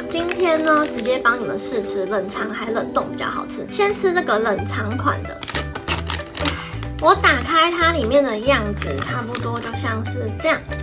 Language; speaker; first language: Chinese; native; Chinese